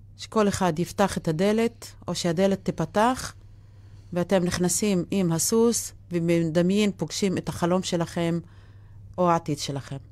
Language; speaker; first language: Hebrew; non-native, local second language; Arabic